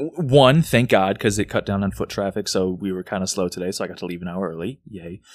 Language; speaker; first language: English; native; English